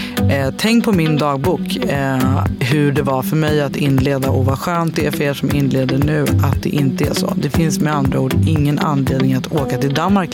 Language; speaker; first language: Swedish; native; Swedish